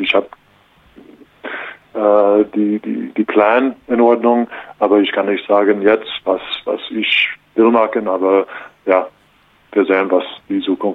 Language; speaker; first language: German; non-native, learner; English